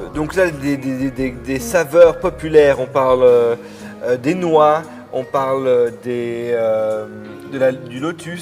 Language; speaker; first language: French; native; French